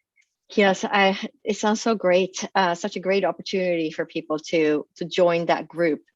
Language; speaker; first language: English; native; English